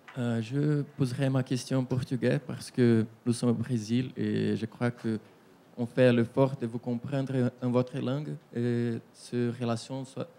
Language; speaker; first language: French; non-native, fluent; Portuguese